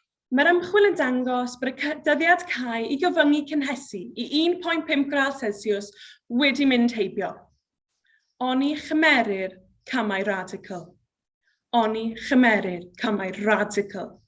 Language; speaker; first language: Welsh; native; Welsh